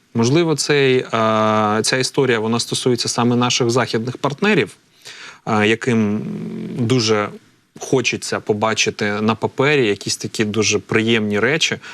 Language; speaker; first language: Ukrainian; native; Ukrainian